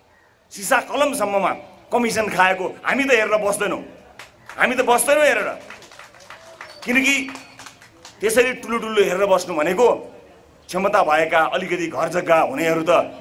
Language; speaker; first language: Nepali; native; Nepali